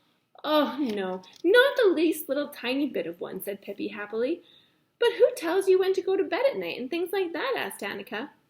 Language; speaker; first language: English; native; English